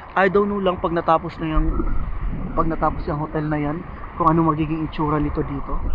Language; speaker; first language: Filipino; non-native, local second language; Cebuano